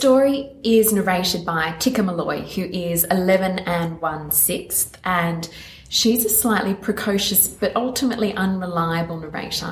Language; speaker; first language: English; native; English